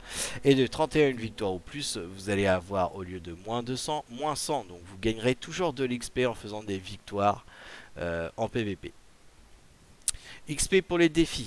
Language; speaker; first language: French; native; French